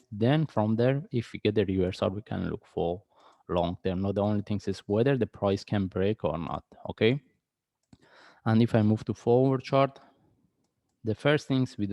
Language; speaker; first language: English; non-native, fluent; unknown